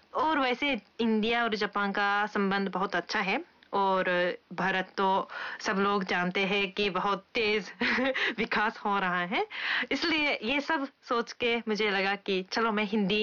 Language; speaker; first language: Hindi; non-native, fluent; Japanese